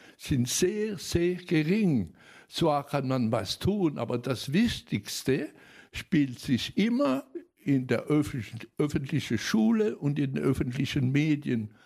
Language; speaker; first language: German; non-native, local second language; Swiss German